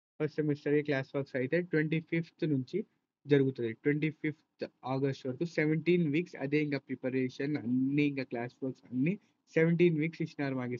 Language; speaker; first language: Telugu; non-native, local second language; Urdu